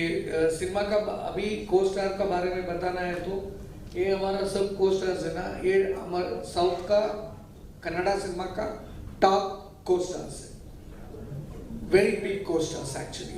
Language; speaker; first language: Hindi; non-native, local second language; Kannada